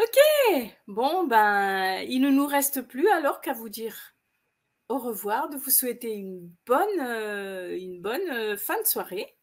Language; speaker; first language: French; native; French